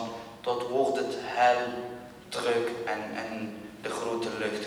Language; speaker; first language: Dutch; non-native, learner; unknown